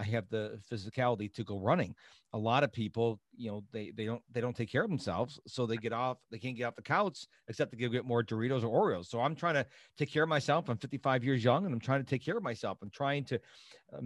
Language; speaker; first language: English; native; English